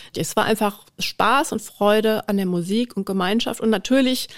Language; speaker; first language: German; native; German